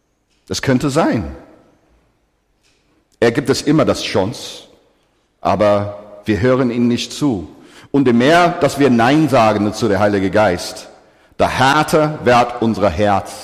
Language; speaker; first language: German; non-native, fluent; English